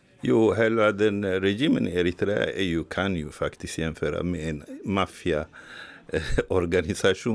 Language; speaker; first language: Swedish; non-native, fluent; Tigrinya